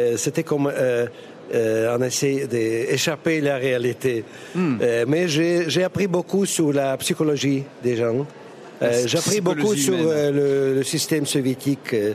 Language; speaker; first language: French; non-native, fluent; Russian